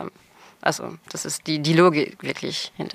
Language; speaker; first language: German; non-native, fluent; French